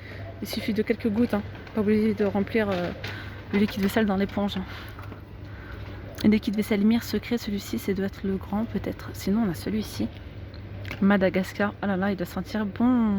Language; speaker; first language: French; native; French